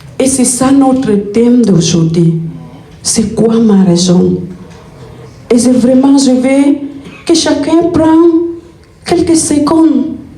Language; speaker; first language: French; non-native, fluent; Spanish